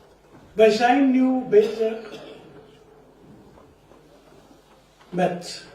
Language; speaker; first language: Dutch; non-native, fluent; Urdu